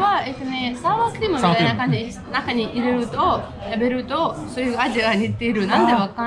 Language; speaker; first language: Japanese; non-native, learner; Ukrainian